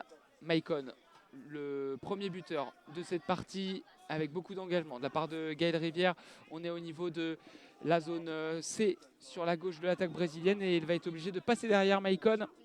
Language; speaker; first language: French; native; French